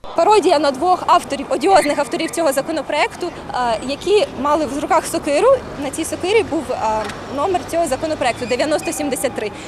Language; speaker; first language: Ukrainian; native; Ukrainian